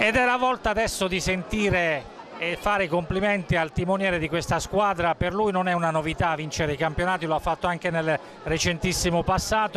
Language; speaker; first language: Italian; native; Italian